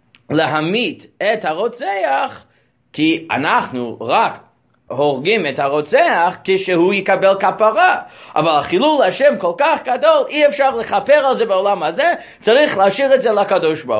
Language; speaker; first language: Hebrew; non-native, fluent; English